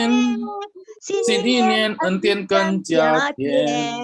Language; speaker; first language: Chinese; early bilingual, heritage; Chinese